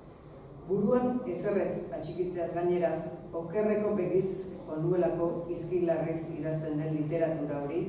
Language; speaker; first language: Basque; native; Basque